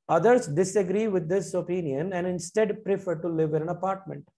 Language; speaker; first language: English; non-native, local second language; Punjabi